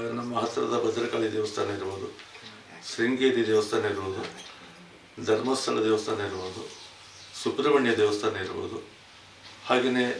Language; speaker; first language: Kannada; native; Kannada